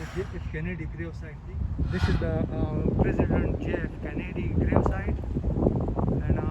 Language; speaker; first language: English; non-native, local second language; Hindi